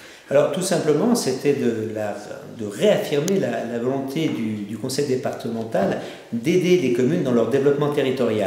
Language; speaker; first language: French; native; French